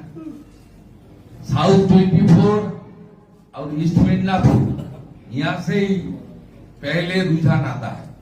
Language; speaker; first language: Hindi; non-native, local second language; Bangla